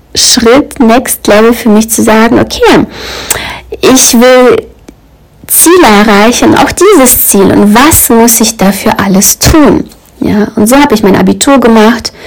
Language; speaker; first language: German; early bilingual, other home language; Russian